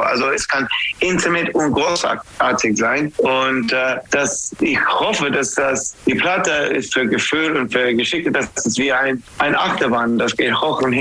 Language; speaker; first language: German; non-native, fluent; English